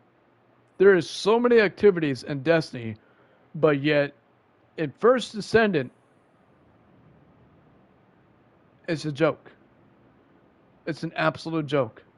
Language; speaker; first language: English; native; English